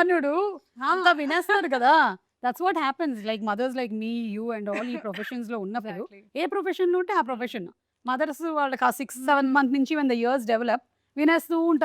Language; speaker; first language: Telugu; native; Telugu